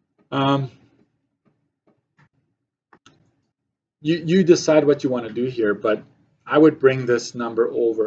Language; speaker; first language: English; native; English